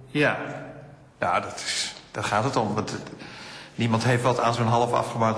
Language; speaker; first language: Dutch; native; Dutch